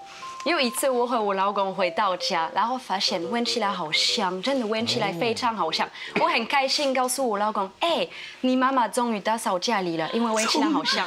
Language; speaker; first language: Chinese; non-native, fluent; French